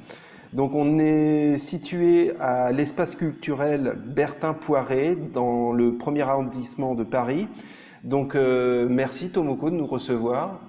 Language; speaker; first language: French; native; French